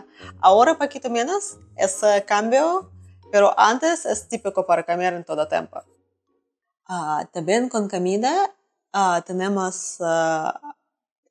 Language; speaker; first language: Spanish; non-native, learner; Russian